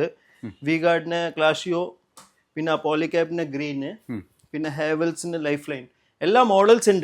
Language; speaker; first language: Malayalam; non-native, local second language; Tamil